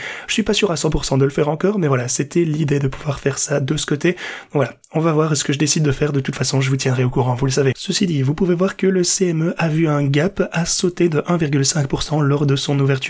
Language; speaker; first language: French; native; French